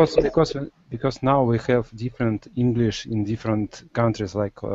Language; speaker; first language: English; non-native, learner; Russian